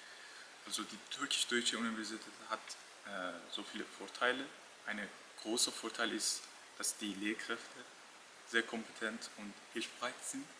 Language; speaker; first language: German; non-native, fluent; Persian